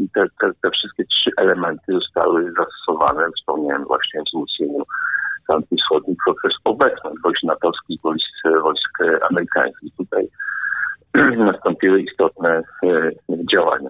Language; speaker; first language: Polish; native; Polish